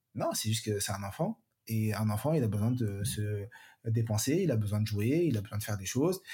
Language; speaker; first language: French; native; French